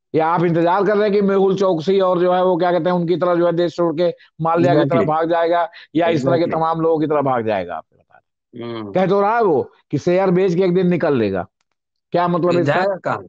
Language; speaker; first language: Hindi; native; Hindi